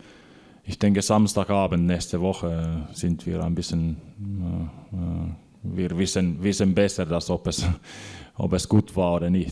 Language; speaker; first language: German; non-native, fluent; Finnish